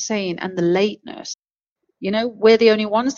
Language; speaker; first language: English; native; English